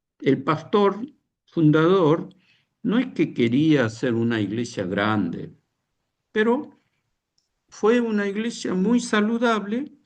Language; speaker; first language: Spanish; non-native, fluent; Korean